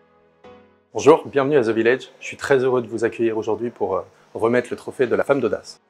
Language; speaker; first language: French; native; French